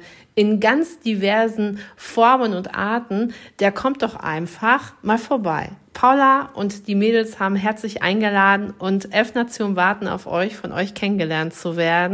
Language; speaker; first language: German; native; German